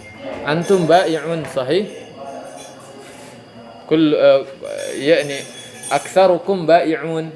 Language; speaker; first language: Arabic; non-native, fluent; Indonesian